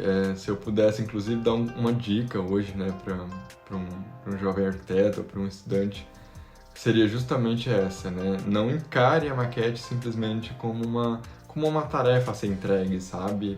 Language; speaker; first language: Portuguese; native; Portuguese